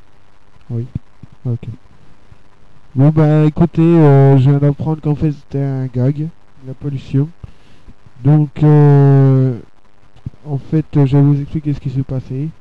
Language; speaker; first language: French; native; French